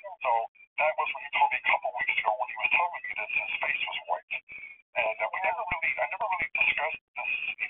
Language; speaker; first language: English; native; English